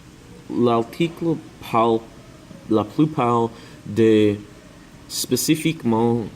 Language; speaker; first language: French; non-native, learner; English